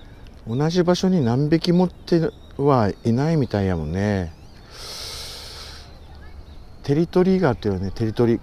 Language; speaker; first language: Japanese; native; Japanese